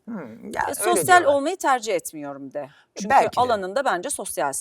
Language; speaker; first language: Turkish; native; Turkish